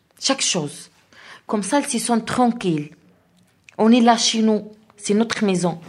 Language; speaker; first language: French; non-native, learner; Arabic